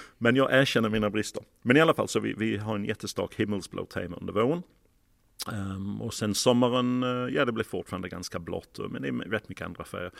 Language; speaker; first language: Swedish; non-native, fluent; English